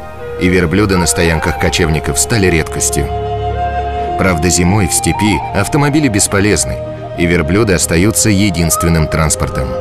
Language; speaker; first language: Russian; native; Russian